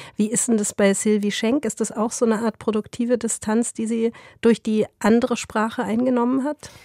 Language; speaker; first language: German; native; German